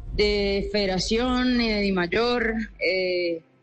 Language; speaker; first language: Spanish; native; Spanish